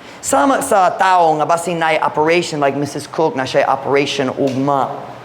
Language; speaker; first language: Cebuano; non-native, fluent; English